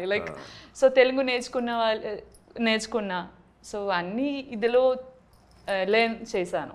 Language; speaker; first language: Telugu; non-native, learner; Malayalam